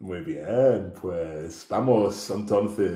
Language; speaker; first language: Spanish; non-native, fluent; English